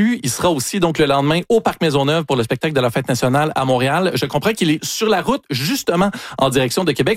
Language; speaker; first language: French; native; French